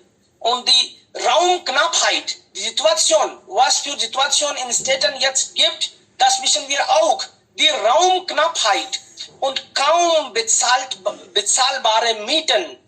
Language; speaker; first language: German; non-native, fluent; Hindi